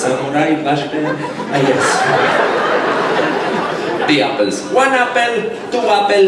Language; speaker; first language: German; non-native, fluent; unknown